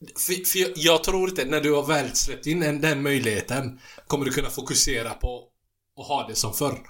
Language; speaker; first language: Swedish; early bilingual, other home language; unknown